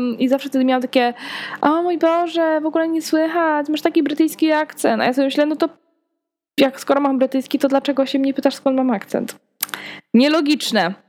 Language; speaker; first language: Polish; early bilingual, heritage; Polish